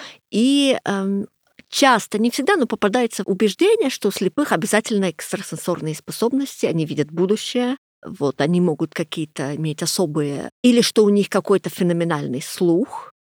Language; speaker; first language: Russian; non-native, fluent; English